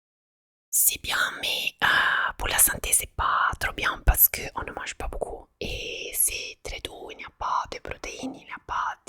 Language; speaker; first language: French; non-native, fluent; Italian